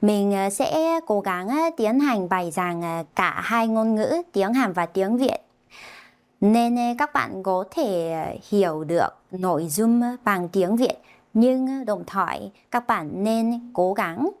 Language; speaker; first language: Vietnamese; non-native, fluent; Korean